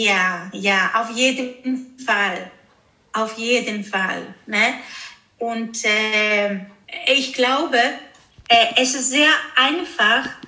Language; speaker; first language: German; early bilingual, other home language; Greek